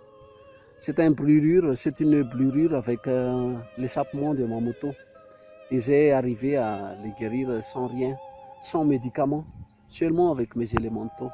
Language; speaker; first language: French; non-native, local second language; Malagasy